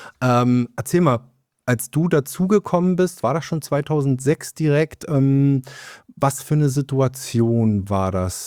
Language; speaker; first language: German; native; German